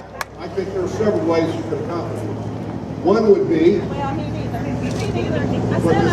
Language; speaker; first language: English; native; English